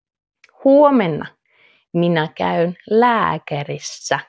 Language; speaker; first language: Finnish; non-native, fluent; Russian